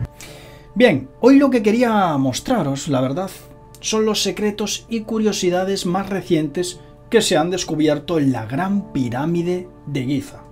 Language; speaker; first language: Spanish; native; Spanish